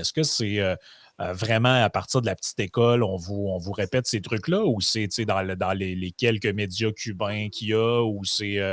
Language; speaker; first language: French; native; French